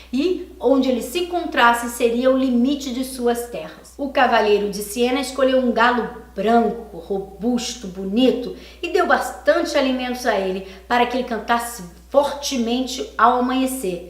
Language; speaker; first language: Portuguese; native; Portuguese